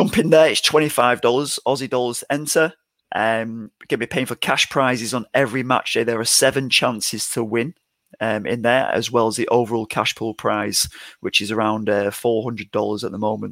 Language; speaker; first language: English; native; English